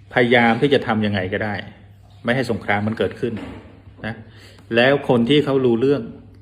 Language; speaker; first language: Thai; non-native, fluent; Khmer